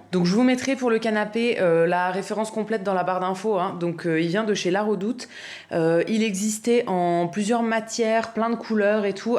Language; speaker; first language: French; native; French